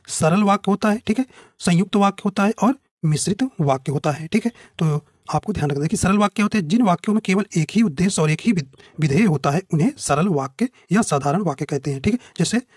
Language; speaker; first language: Hindi; native; Hindi